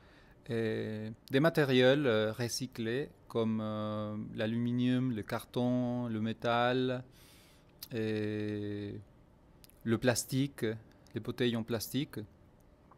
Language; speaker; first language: French; non-native, fluent; Spanish